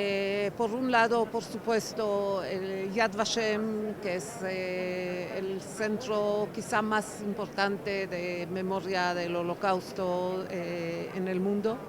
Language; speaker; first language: Spanish; non-native, fluent; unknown